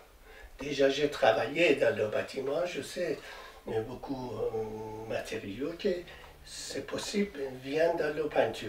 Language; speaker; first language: French; non-native, learner; Persian